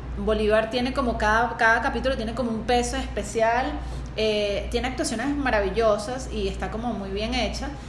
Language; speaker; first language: Spanish; native; Spanish